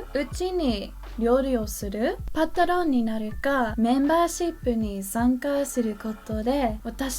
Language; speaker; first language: Japanese; non-native, fluent; English